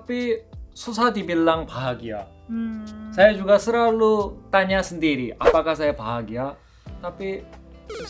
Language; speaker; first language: Indonesian; non-native, fluent; Korean